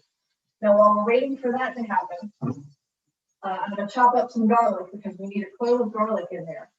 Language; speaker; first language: English; native; English